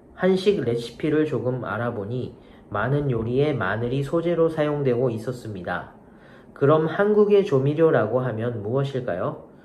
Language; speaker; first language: Korean; non-native, learner; Japanese